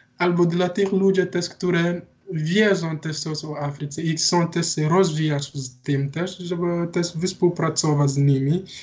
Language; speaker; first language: Polish; non-native, learner; Wolof